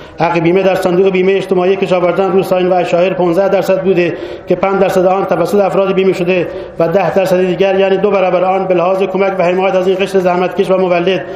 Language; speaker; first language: Persian; non-native, local second language; Baluchi